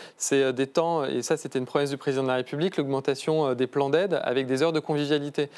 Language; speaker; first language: French; native; French